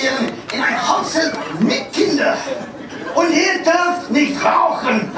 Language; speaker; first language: German; non-native, fluent; English